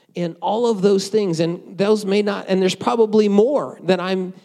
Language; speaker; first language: English; native; English